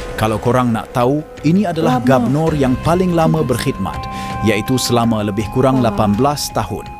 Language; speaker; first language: Malay; native; Malay